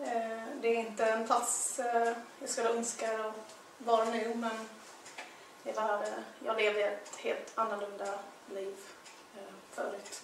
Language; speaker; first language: Swedish; non-native, fluent; English